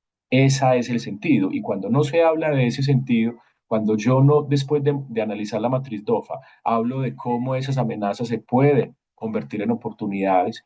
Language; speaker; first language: Spanish; native; Spanish